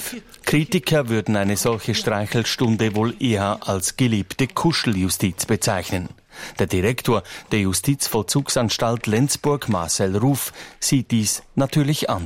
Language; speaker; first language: German; native; German